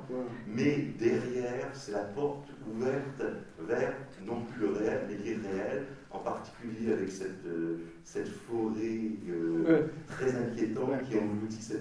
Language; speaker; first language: French; native; French